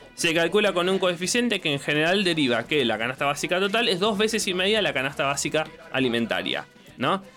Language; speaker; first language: Spanish; native; Spanish